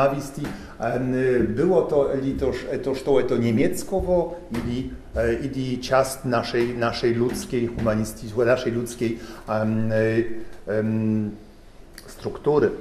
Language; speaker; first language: Russian; non-native, learner; Polish